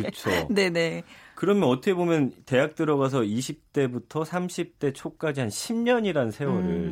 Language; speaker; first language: Korean; native; Korean